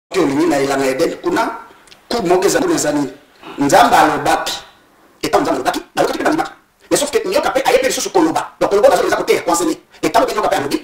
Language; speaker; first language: Lingala; native; Lingala